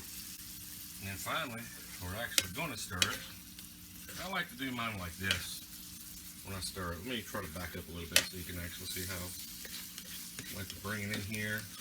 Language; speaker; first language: English; native; English